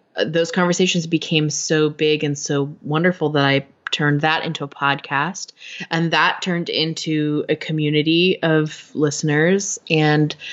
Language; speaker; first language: English; native; English